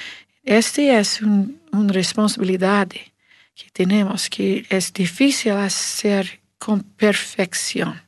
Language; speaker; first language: Spanish; non-native, learner; English